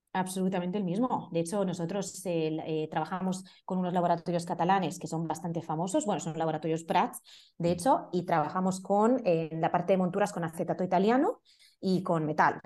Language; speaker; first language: Spanish; non-native, fluent; Italian